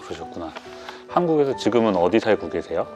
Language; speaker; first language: Korean; native; Korean